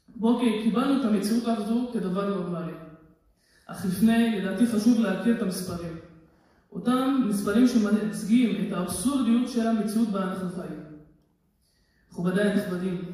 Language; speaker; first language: Hebrew; non-native, local second language; Arabic